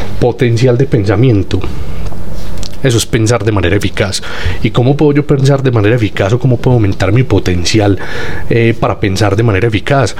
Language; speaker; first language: Spanish; native; Spanish